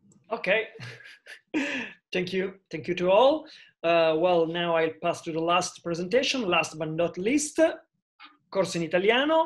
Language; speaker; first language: English; non-native, fluent; Italian